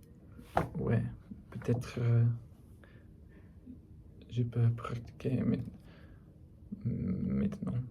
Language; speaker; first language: French; non-native, learner; English